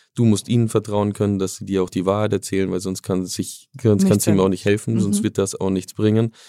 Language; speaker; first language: German; native; German